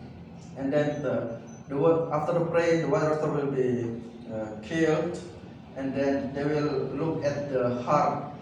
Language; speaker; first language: English; non-native, learner; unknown